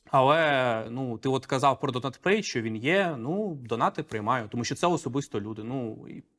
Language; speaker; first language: Ukrainian; non-native, local second language; Russian